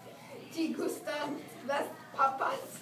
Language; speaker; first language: Spanish; non-native, learner; English